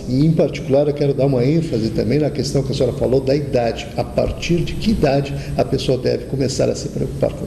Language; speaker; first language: Portuguese; native; Portuguese